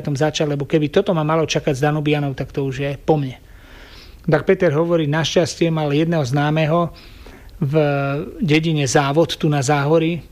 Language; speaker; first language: Slovak; native; Slovak